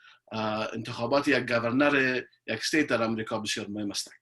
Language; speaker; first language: Persian; early bilingual, heritage; Persian